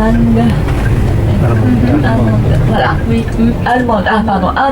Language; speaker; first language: French; non-native, fluent; Japanese